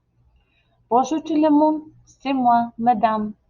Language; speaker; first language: French; non-native, fluent; English